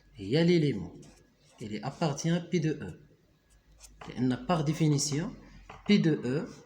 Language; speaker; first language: French; non-native, local second language; Arabic